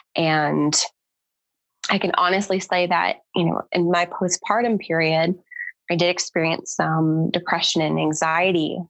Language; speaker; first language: English; native; English